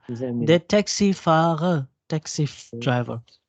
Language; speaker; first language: German; non-native, fluent; Urdu